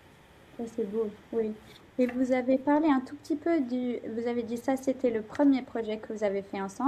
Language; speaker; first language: French; non-native, fluent; English